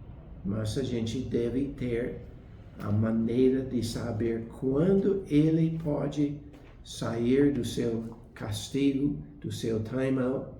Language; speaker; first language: Portuguese; non-native, fluent; English